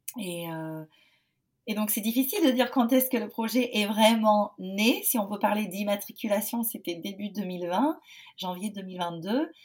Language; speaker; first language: French; non-native, fluent; English